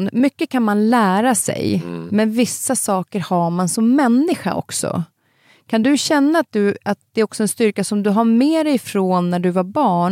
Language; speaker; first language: Swedish; native; Swedish